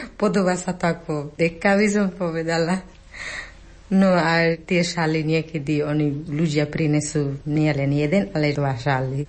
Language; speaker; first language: Slovak; non-native, learner; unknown